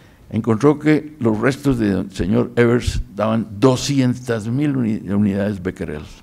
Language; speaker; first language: Spanish; native; Spanish